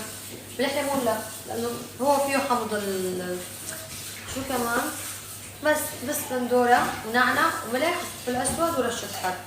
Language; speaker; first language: Arabic; native; Arabic